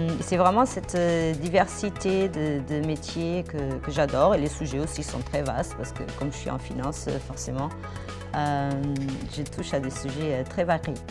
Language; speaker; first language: French; non-native, fluent; Portuguese